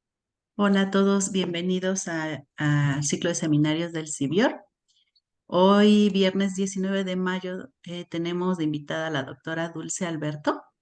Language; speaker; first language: Spanish; native; Spanish